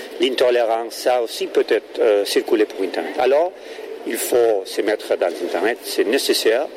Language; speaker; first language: French; non-native, learner; Catalan